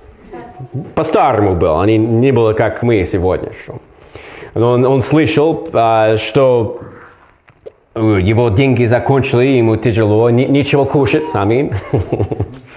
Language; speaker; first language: Russian; non-native, learner; English